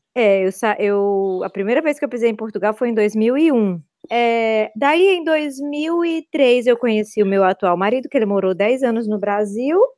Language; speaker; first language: Portuguese; native; Portuguese